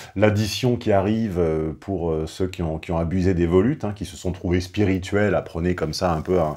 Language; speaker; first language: French; native; French